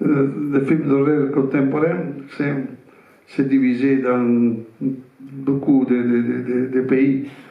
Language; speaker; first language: French; non-native, fluent; Italian